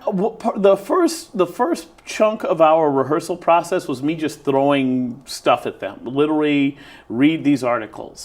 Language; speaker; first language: English; native; English